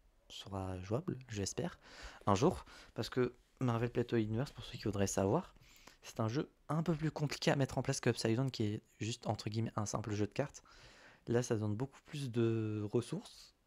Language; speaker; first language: French; native; French